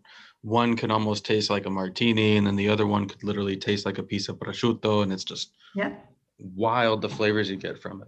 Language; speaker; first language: English; native; English